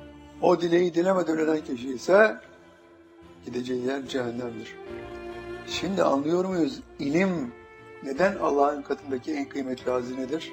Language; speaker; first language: Turkish; native; Turkish